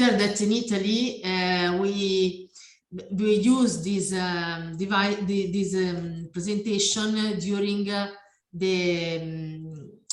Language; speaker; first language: English; non-native, learner; Italian